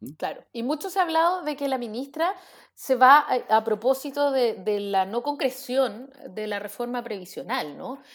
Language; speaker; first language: Spanish; native; Spanish